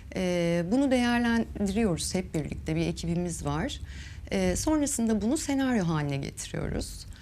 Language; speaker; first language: Turkish; native; Turkish